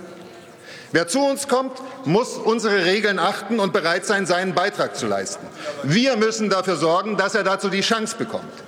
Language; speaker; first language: German; native; German